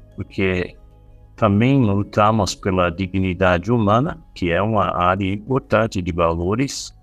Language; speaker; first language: Portuguese; non-native, fluent; English